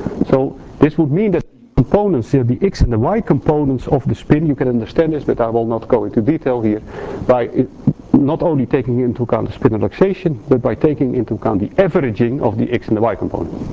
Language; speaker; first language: English; non-native, fluent; Dutch